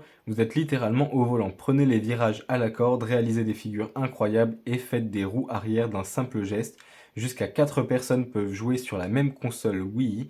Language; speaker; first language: French; native; French